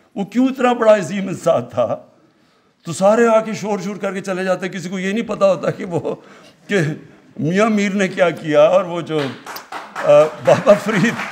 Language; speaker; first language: Urdu; native; Urdu